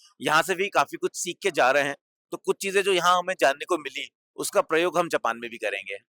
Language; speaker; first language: Hindi; native; Hindi